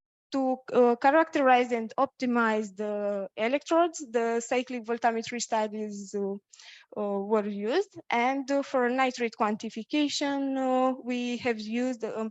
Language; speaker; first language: English; non-native, fluent; Romanian